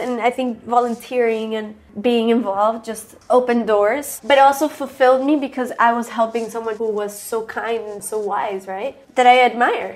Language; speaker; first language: English; early bilingual, other home language; Spanish